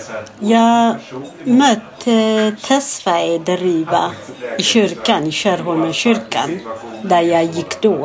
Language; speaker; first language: Swedish; non-native, fluent; Amharic